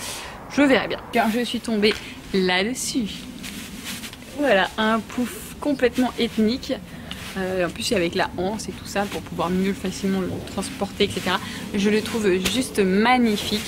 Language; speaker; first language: French; native; French